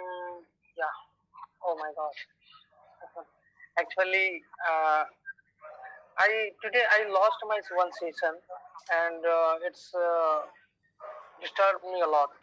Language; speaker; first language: English; non-native, learner; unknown